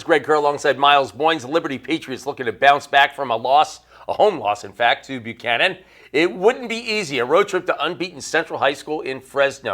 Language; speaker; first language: English; native; English